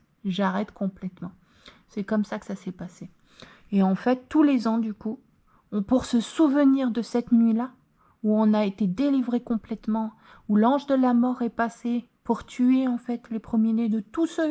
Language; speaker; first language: French; native; French